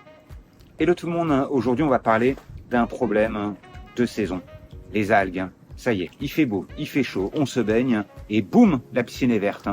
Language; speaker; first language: French; native; French